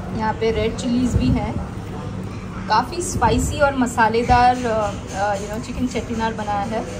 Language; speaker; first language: Hindi; native; Hindi